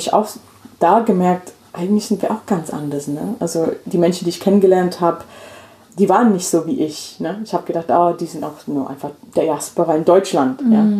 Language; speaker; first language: German; non-native, fluent; English